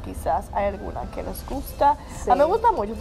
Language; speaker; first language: Spanish; native; Spanish